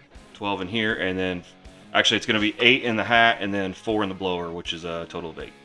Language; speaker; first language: English; native; English